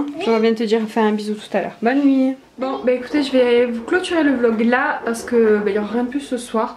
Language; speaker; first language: French; native; French